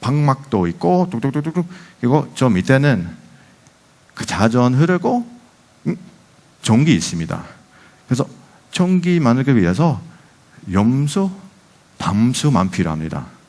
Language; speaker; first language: Korean; non-native, fluent; Dutch